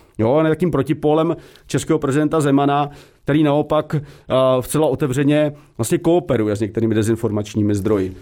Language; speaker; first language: Czech; native; Czech